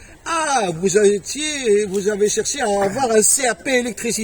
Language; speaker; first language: French; native; French